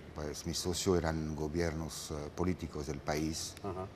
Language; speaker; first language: Spanish; non-native, fluent; French